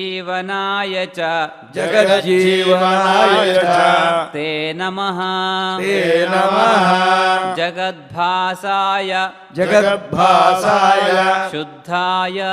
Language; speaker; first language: Telugu; native; Telugu